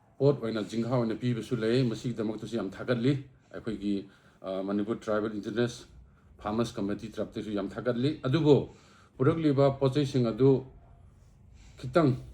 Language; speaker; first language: Manipuri; non-native, local second language; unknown